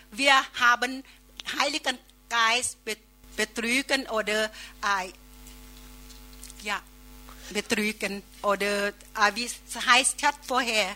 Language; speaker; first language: German; non-native, learner; Thai